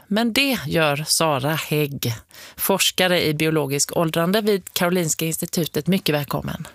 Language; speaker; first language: Swedish; native; Swedish